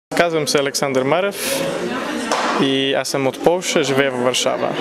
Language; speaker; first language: Bulgarian; early bilingual, heritage; Polish